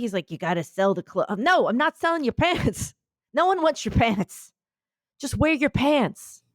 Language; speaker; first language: English; native; English